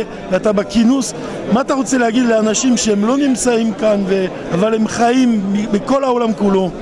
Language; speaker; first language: Hebrew; non-native, learner; French